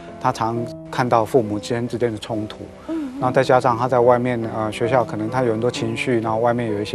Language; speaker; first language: Chinese; native; Chinese